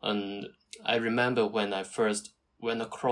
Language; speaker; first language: English; non-native, local second language; Cantonese